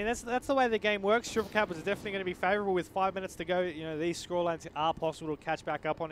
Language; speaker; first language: English; native; English